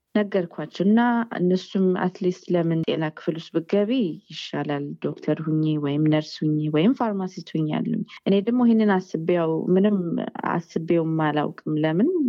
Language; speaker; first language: Amharic; early bilingual, heritage; Amharic